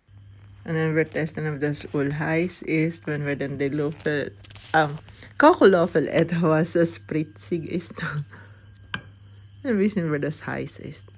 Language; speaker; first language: German; non-native, learner; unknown